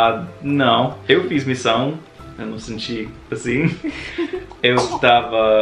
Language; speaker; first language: Portuguese; non-native, fluent; English